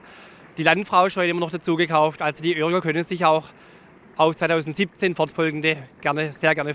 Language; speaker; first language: German; native; German